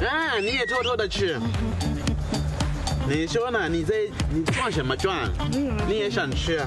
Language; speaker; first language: Chinese; non-native, learner; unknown